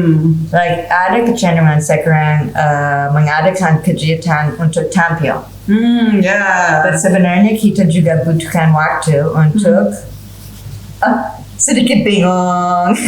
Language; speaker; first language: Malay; non-native, fluent; English